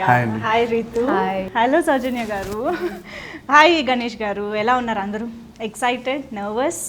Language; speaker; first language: Telugu; native; Telugu